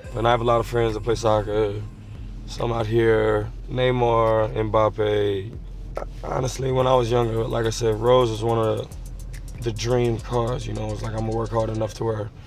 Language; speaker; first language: English; native; English